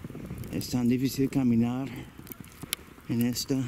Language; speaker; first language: Spanish; early bilingual, heritage; Spanish